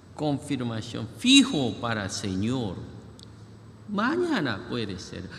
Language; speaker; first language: Spanish; non-native, learner; Korean